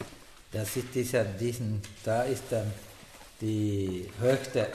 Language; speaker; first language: German; non-native, learner; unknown